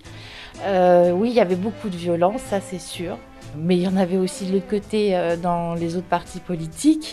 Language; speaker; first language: French; native; French